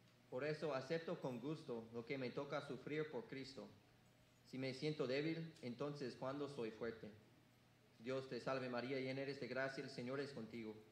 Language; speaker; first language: Spanish; non-native, fluent; English